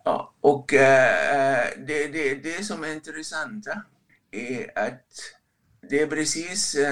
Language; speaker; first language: Swedish; non-native, fluent; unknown